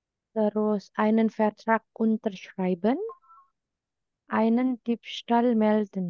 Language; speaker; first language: German; non-native, fluent; Indonesian